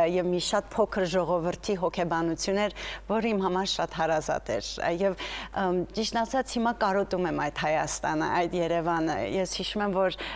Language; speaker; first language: Armenian; native; Armenian